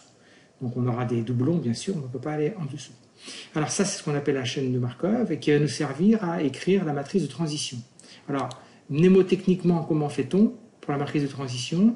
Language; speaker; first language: French; native; French